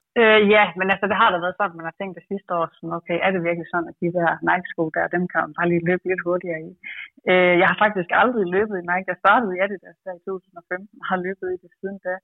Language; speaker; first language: Danish; native; Danish